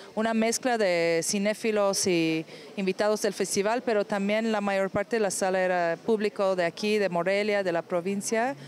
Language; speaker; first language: Spanish; non-native, fluent; Persian